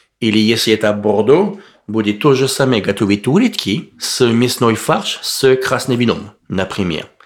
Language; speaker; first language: Russian; non-native, learner; French